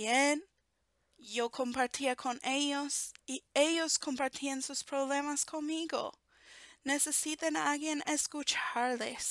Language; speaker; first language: Spanish; non-native, fluent; English